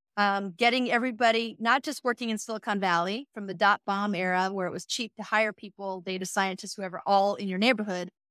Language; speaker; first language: English; native; English